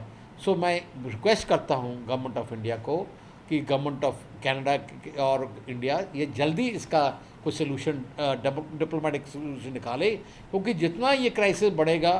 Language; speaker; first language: Hindi; non-native, local second language; Punjabi